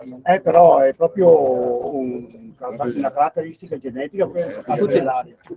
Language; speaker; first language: Italian; native; Italian